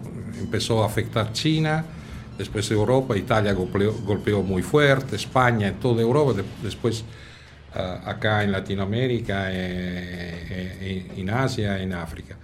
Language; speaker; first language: Spanish; non-native, fluent; Italian